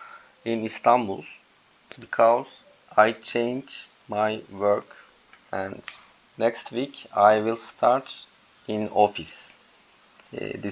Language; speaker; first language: English; non-native, learner; Turkish